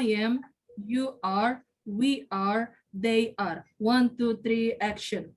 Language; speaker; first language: English; non-native, fluent; Indonesian